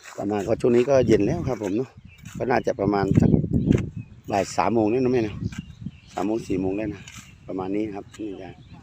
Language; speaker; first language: Thai; non-native, local second language; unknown